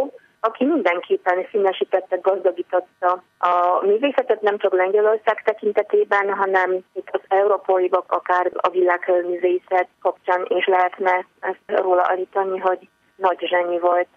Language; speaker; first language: Hungarian; non-native, fluent; Polish